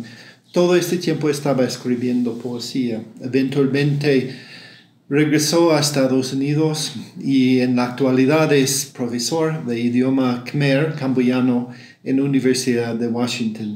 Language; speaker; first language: Spanish; non-native, fluent; English